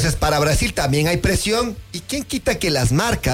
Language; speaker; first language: Spanish; native; Spanish